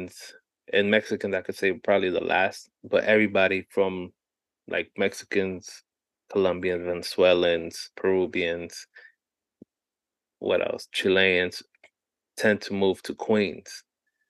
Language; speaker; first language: English; native; English